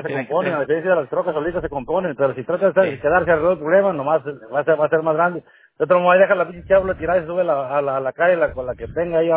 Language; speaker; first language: Spanish; native; Spanish